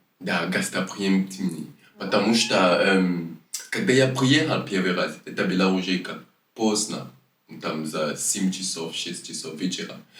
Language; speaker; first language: Russian; non-native, fluent; French